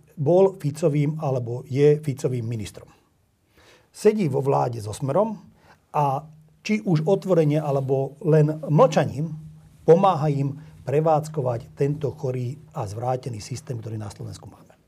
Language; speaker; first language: Slovak; non-native, local second language; Hungarian